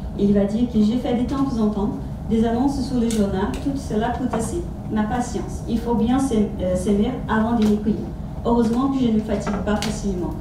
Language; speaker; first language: French; non-native, fluent; Portuguese